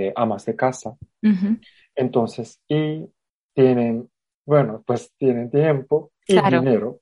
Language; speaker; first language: Spanish; non-native, fluent; Japanese